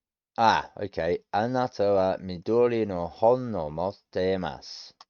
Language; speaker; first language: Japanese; non-native, learner; English